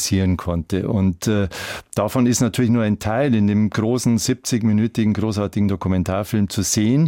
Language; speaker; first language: German; native; German